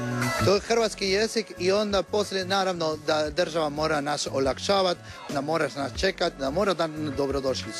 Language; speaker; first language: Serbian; non-native, learner; Spanish